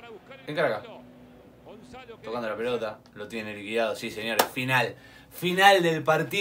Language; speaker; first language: Spanish; native; Spanish